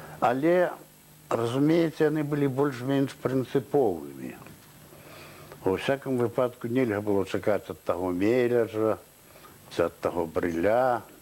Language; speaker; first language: Belarusian; native; Belarusian